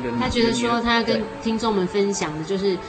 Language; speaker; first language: Chinese; native; Chinese